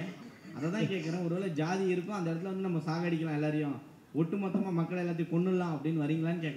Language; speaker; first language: Tamil; native; Tamil